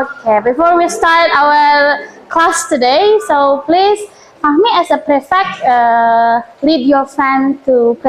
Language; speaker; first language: English; non-native, fluent; Indonesian